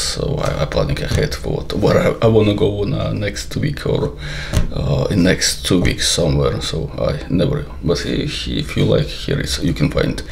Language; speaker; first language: English; non-native, learner; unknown